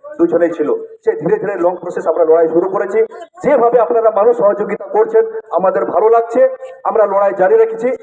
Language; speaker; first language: Bangla; native; Bangla